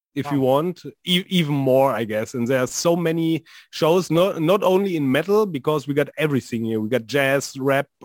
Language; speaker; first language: English; non-native, fluent; German